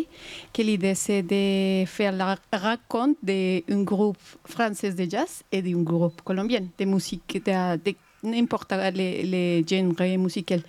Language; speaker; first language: French; non-native, fluent; Spanish